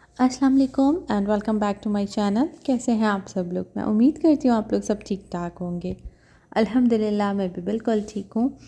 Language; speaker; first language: Urdu; native; Urdu